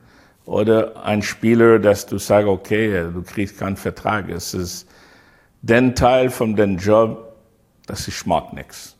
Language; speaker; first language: German; non-native, learner; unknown